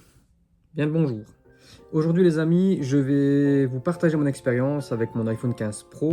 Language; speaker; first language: French; native; French